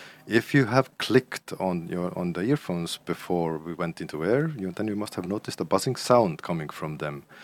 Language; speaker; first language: English; non-native, fluent; Estonian